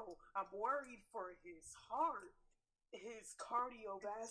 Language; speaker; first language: English; native; English